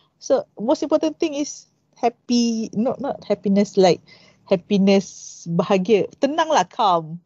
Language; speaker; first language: English; non-native, local second language; Malay